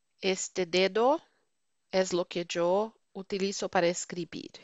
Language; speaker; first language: Spanish; non-native, fluent; Portuguese